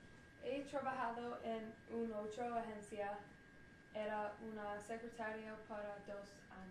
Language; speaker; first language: Spanish; non-native, learner; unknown